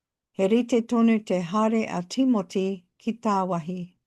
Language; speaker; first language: Māori; non-native, local second language; English